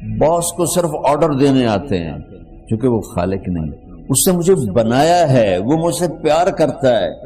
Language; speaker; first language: Urdu; non-native, local second language; Punjabi